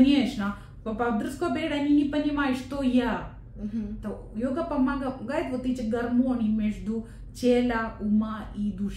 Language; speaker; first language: Russian; non-native, learner; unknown